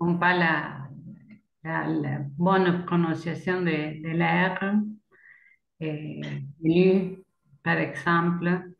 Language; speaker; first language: French; non-native, learner; Spanish